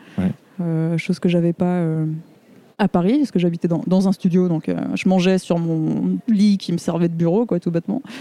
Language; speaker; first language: French; native; French